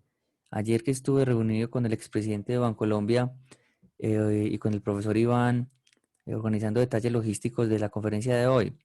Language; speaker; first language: Spanish; native; Spanish